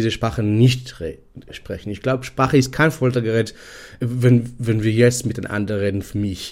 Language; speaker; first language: German; non-native, fluent; Hebrew